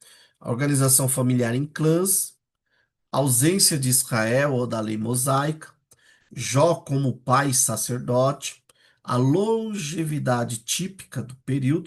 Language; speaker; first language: Portuguese; native; Portuguese